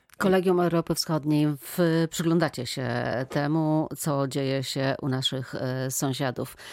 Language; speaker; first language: Polish; native; Polish